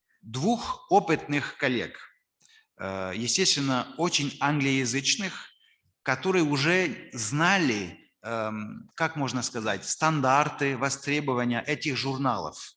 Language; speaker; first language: Russian; non-native, fluent; French